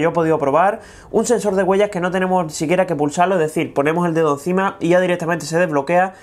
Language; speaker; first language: Spanish; native; Spanish